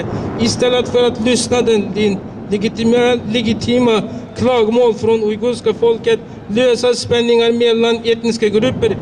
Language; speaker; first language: Swedish; non-native, fluent; Uyghur